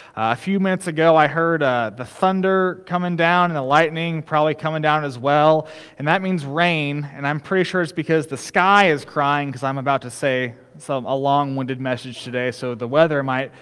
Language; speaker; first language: English; native; English